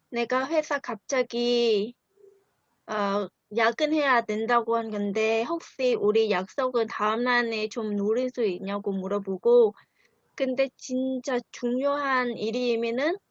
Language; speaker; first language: Korean; non-native, fluent; Vietnamese